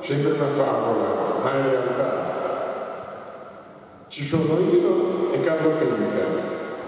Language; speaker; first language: Italian; native; Italian